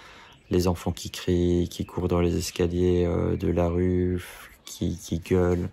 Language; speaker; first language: French; native; French